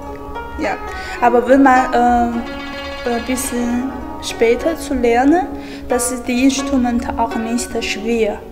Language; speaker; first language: German; non-native, learner; Chinese